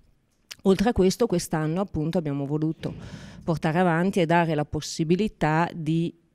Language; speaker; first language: Italian; native; Italian